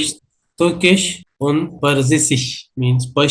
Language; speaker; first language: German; non-native, learner; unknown